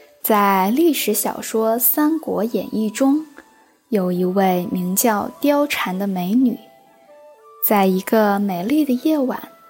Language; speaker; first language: Chinese; native; Chinese